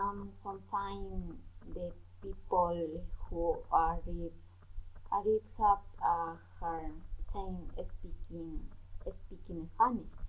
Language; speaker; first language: English; non-native, learner; Spanish